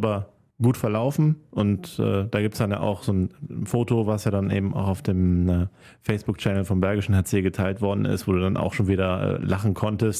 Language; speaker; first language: German; native; German